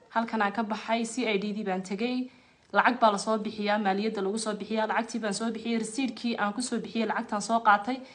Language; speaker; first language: Somali; native; Somali